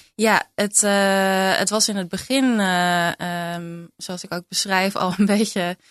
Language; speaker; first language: Dutch; native; Dutch